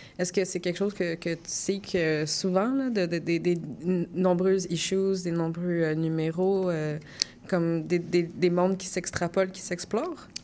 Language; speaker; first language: French; native; French